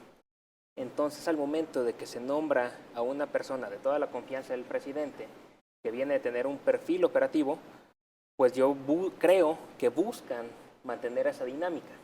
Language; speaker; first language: Spanish; native; Spanish